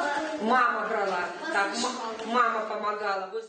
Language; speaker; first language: Russian; native; Russian